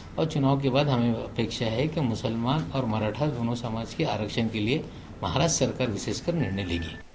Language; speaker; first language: Hindi; native; Hindi